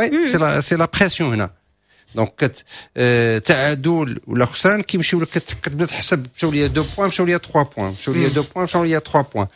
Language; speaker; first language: Arabic; native; Arabic